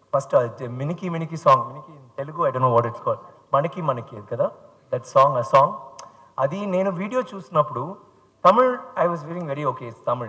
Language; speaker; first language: Telugu; non-native, fluent; Tamil